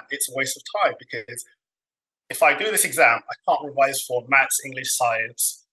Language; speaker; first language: English; non-native, fluent; Somali